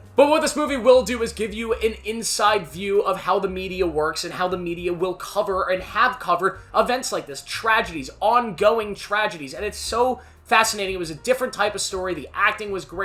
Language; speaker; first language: English; native; English